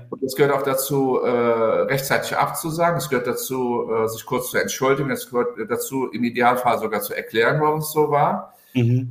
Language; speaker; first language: German; early bilingual, other home language; Turkish